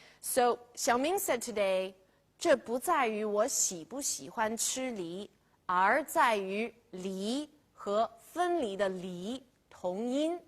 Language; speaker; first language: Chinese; non-native, fluent; English